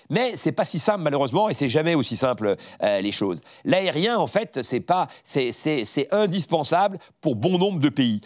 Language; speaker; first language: French; native; French